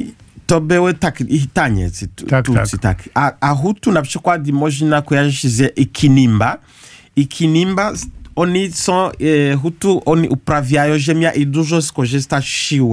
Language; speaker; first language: Polish; non-native, learner; Kinyarwanda